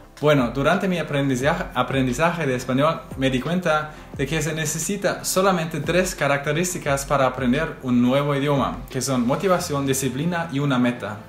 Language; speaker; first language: Spanish; non-native, fluent; German